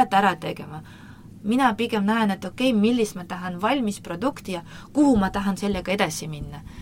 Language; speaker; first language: Estonian; non-native, local second language; Russian